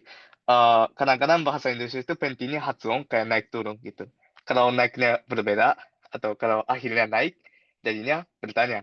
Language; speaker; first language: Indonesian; non-native, fluent; Japanese